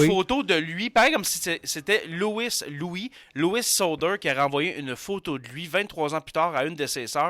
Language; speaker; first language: French; native; French